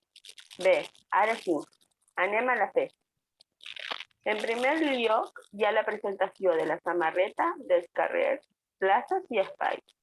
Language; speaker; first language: Catalan; non-native, learner; Spanish